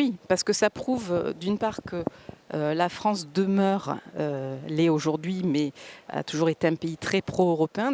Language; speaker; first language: French; native; French